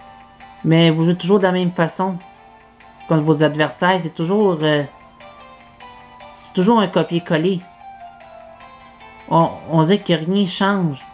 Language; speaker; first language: French; native; French